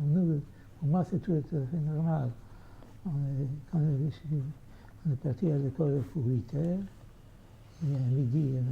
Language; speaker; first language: French; non-native, fluent; Yiddish